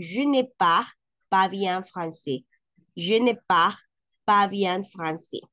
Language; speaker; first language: French; non-native, fluent; Spanish